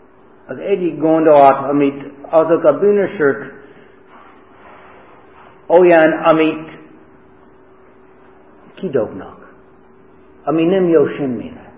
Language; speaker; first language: Hungarian; early bilingual, heritage; Hungarian